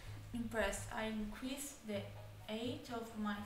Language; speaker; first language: English; non-native, learner; Italian